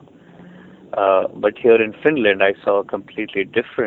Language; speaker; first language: English; non-native, local second language; Hindi